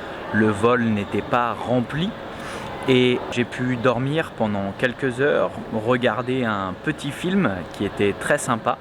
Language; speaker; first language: French; native; French